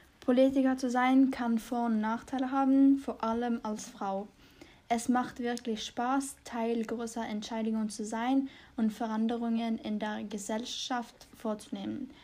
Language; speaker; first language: German; non-native, learner; English